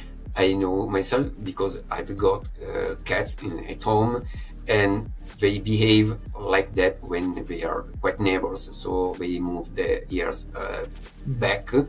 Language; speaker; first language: English; non-native, fluent; Italian